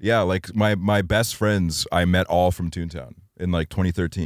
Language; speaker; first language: English; early bilingual, other home language; Estonian